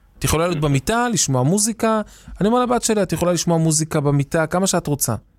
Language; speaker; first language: Hebrew; native; Hebrew